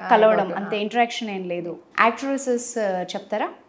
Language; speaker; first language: Telugu; native; Telugu